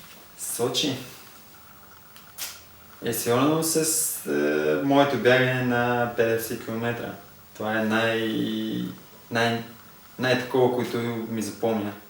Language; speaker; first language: Bulgarian; non-native, learner; Russian